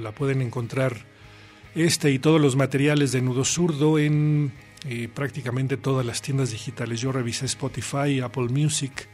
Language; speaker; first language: Spanish; native; Spanish